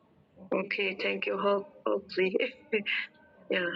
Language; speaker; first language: English; non-native, learner; Mongolian